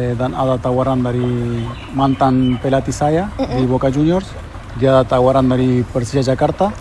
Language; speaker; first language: Indonesian; non-native, fluent; Spanish